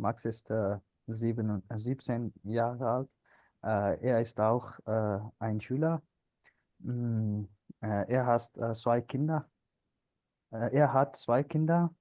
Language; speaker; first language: German; non-native, learner; Punjabi